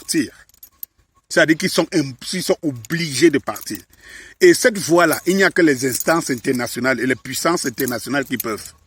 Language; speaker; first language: French; native; French